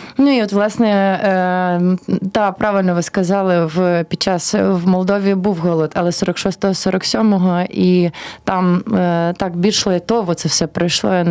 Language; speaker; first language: Ukrainian; early bilingual, heritage; Ukrainian